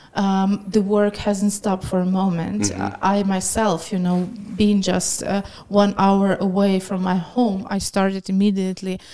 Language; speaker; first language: English; non-native, fluent; Ukrainian